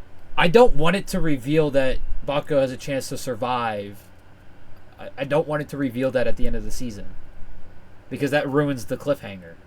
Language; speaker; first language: English; native; English